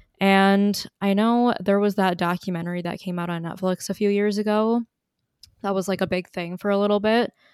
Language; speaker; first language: English; native; English